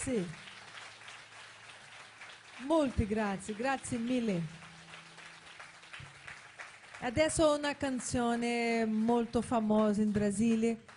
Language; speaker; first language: Italian; non-native, learner; Portuguese